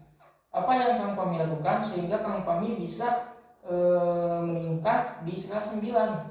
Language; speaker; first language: Indonesian; native; Indonesian